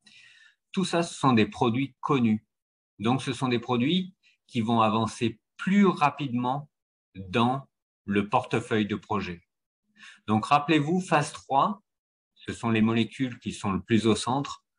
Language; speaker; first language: French; native; French